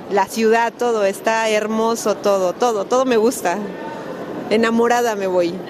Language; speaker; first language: Spanish; native; Spanish